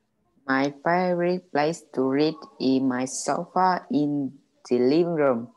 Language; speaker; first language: English; non-native, learner; Vietnamese